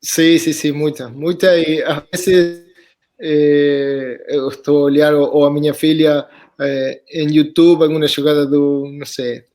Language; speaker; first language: Portuguese; non-native, fluent; Spanish